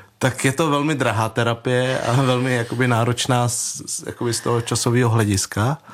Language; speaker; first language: Czech; early bilingual, other home language; Vietnamese